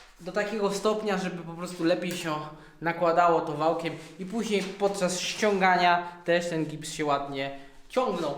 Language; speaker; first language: Polish; native; Polish